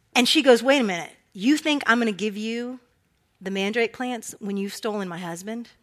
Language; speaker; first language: English; native; English